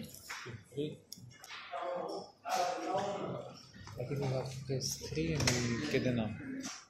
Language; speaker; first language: English; non-native, learner; Greek